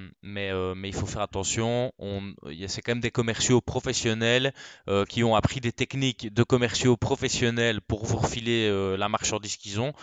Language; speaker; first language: French; native; French